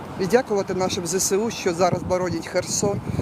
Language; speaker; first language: Ukrainian; native; Ukrainian